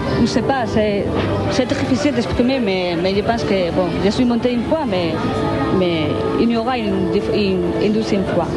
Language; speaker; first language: French; non-native, learner; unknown